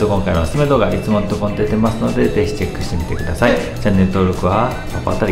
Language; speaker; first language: Japanese; native; Japanese